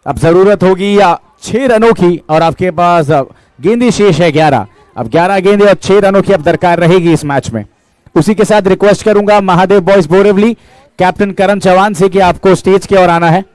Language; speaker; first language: Hindi; non-native, local second language; Marathi